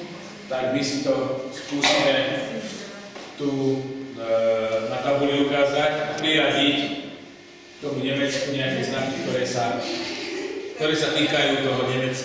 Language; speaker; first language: Slovak; native; Slovak